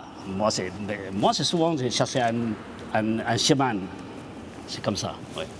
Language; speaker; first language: French; non-native, learner; Chinese